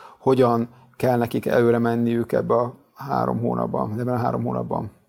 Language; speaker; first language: Hungarian; native; Hungarian